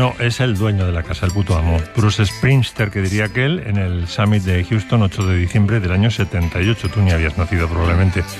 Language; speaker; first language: Spanish; native; Spanish